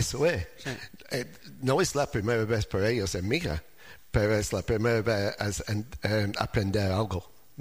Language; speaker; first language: Spanish; non-native, learner; English